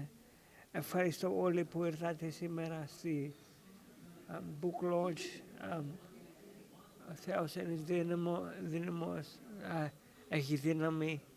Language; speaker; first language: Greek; early bilingual, heritage; English